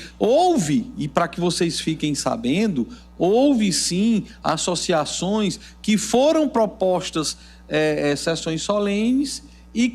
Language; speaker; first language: Portuguese; native; Portuguese